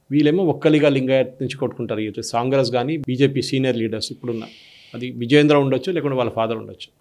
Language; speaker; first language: Telugu; non-native, local second language; Malayalam